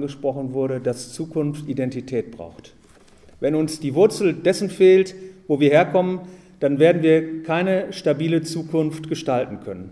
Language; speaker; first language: German; native; German